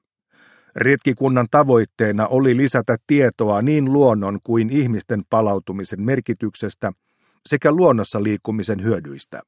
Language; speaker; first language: Finnish; native; Finnish